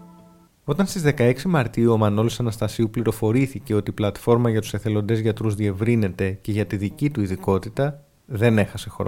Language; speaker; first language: Greek; native; Greek